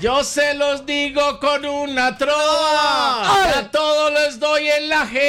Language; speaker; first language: Spanish; native; Spanish